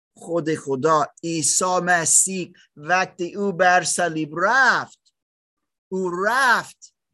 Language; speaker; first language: Persian; non-native, learner; German